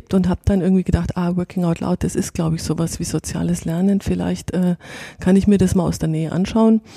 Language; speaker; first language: German; native; German